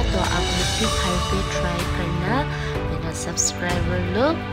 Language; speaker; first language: Hindi; non-native, local second language; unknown